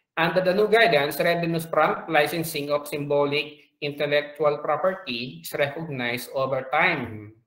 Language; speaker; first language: English; non-native, local second language; Filipino